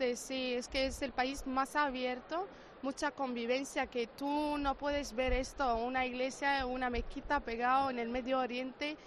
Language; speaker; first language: Spanish; non-native, fluent; Arabic